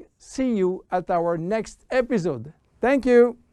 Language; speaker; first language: English; non-native, fluent; French